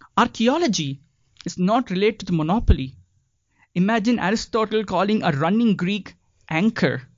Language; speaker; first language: English; non-native, local second language; Tamil